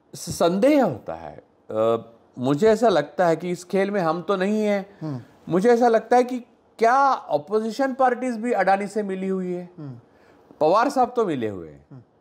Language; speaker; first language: Hindi; non-native, local second language; Marathi